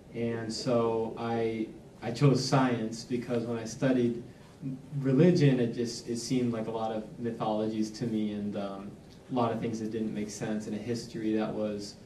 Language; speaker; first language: English; native; English